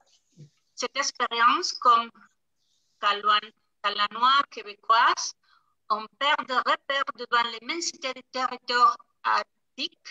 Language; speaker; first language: French; non-native, fluent; Spanish